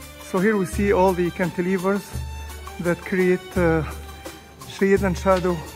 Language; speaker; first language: English; non-native, fluent; Arabic